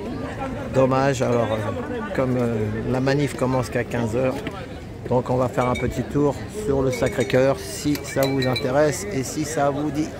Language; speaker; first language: French; native; French